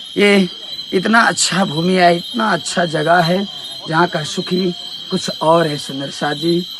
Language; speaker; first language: Hindi; non-native, fluent; Nepali